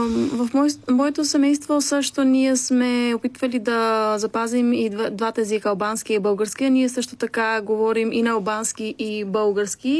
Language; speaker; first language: Bulgarian; early bilingual, heritage; Albanian